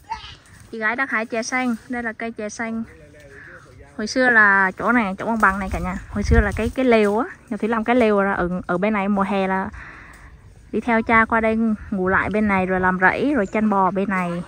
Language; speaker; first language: Vietnamese; native; Vietnamese